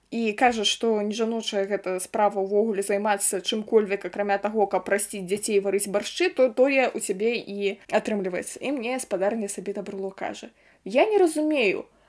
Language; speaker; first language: Belarusian; native; Belarusian